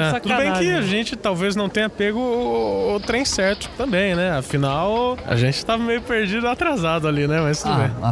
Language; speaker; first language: Portuguese; native; Portuguese